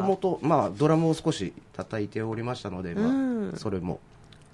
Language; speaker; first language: Japanese; native; Japanese